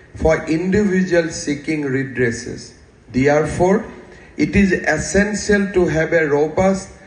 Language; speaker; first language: English; non-native, local second language; Assamese